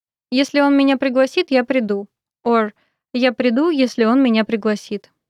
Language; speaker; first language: Russian; native; Russian